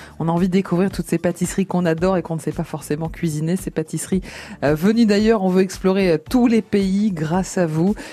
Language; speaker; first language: French; native; French